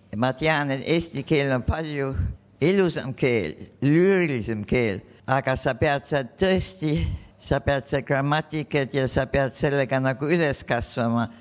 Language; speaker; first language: Estonian; early bilingual, heritage; Estonian